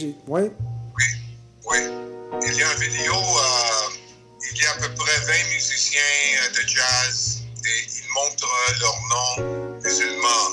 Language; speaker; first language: French; early bilingual, other home language; English